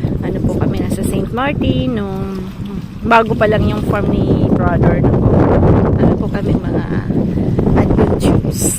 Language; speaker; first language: Filipino; native; Filipino